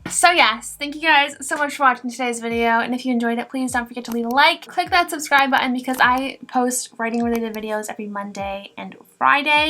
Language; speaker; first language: English; native; English